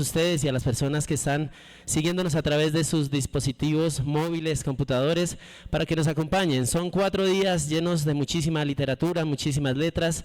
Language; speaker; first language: Spanish; native; Spanish